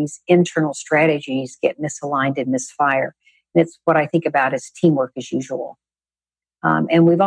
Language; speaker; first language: English; native; English